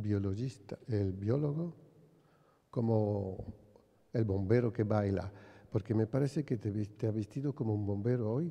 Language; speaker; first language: Spanish; non-native, fluent; French